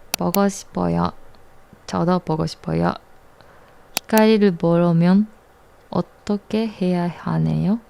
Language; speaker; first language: Korean; non-native, learner; Japanese